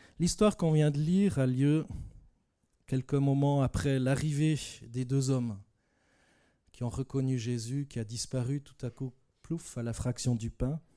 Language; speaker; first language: French; native; French